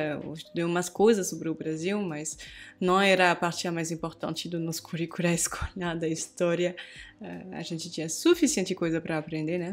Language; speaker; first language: Portuguese; non-native, fluent; French